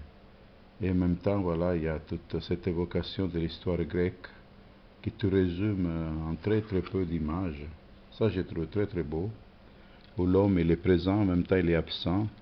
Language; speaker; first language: French; non-native, fluent; Italian